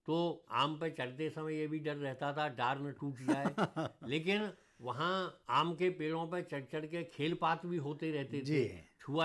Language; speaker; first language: Hindi; native; Hindi